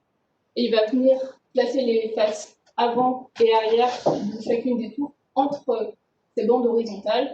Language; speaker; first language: French; native; French